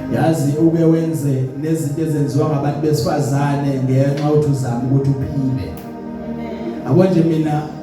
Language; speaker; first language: Zulu; early bilingual, other home language; Swati